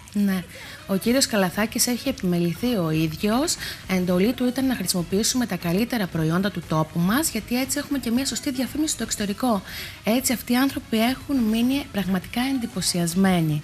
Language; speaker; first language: Greek; native; Greek